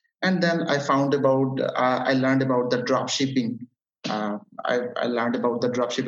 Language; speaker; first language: English; non-native, local second language; Bangla